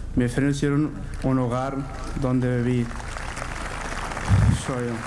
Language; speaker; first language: Spanish; non-native, learner; Arabic